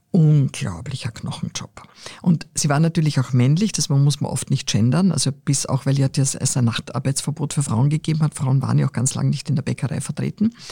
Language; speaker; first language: German; native; German